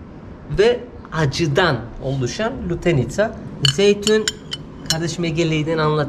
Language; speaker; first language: Turkish; native; Turkish